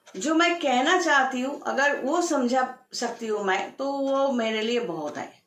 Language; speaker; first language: Hindi; non-native, local second language; Bangla